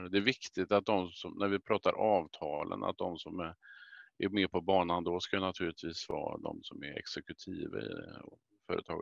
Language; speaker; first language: Swedish; native; Swedish